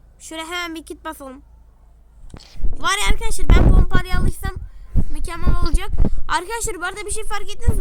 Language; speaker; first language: Turkish; native; Turkish